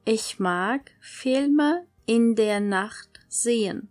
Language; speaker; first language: German; non-native, fluent; Turkish